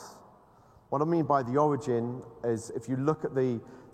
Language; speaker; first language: English; native; English